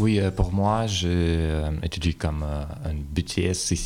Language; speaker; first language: French; non-native, learner; Russian